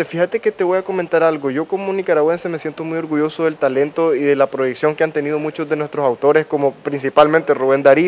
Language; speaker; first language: Spanish; native; Spanish